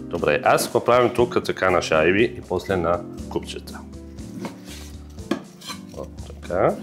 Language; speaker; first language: Bulgarian; non-native, learner; German